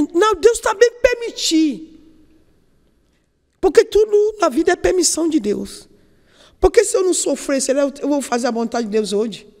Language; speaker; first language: Portuguese; non-native, learner; Yoruba